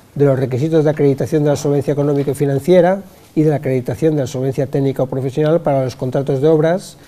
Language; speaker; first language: Spanish; non-native, local second language; Catalan